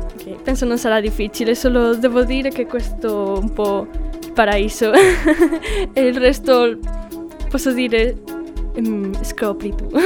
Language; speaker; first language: Italian; non-native, fluent; Spanish